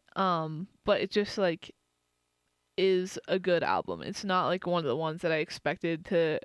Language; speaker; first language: English; native; English